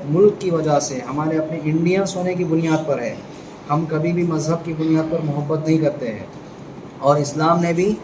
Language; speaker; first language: Urdu; native; Urdu